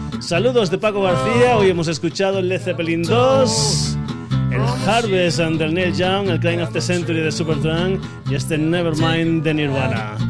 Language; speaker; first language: Spanish; native; Spanish